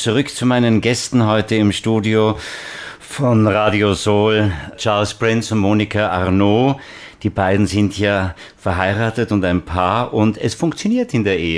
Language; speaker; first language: German; native; German